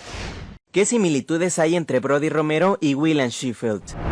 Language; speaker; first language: Spanish; native; Spanish